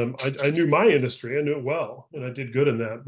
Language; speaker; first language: English; native; English